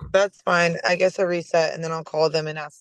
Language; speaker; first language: English; native; English